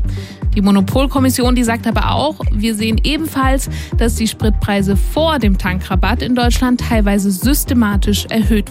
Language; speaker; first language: German; native; German